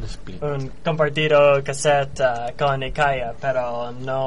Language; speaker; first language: Spanish; non-native, learner; English